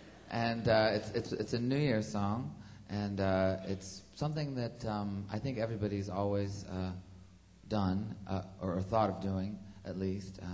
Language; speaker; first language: English; early bilingual, other home language; French